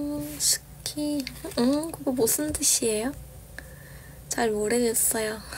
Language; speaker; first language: Korean; non-native, learner; Georgian